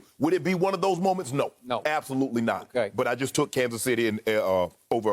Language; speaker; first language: English; native; English